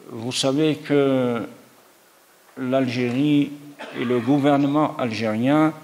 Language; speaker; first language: French; non-native, local second language; Arabic